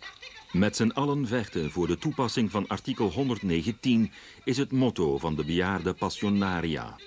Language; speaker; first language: Dutch; native; Dutch